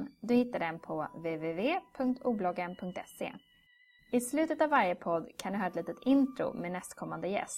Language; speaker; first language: Swedish; native; Swedish